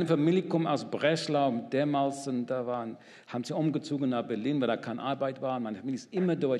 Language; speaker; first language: German; non-native, learner; English